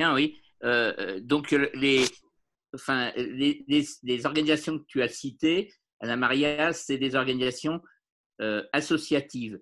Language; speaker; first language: French; native; French